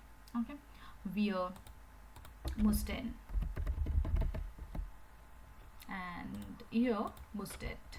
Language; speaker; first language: German; non-native, learner; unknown